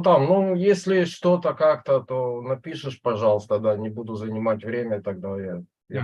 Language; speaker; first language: Russian; non-native, local second language; Ukrainian